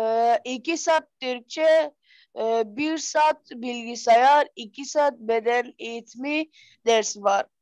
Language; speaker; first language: Turkish; non-native, learner; Persian